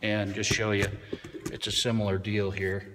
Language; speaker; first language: English; native; English